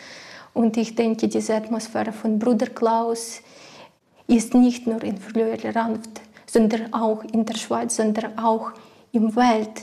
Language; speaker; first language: German; non-native, learner; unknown